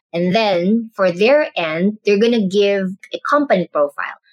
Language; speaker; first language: English; non-native, local second language; Cebuano